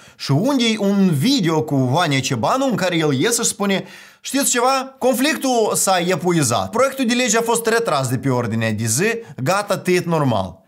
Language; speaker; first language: Romanian; native; Romanian